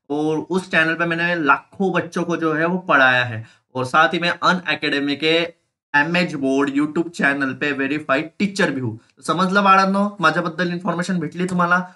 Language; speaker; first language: Hindi; native; Hindi